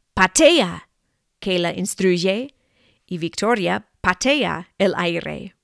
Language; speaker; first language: Spanish; non-native, fluent; English